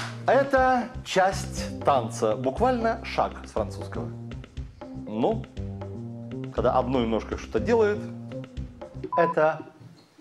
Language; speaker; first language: Russian; native; Russian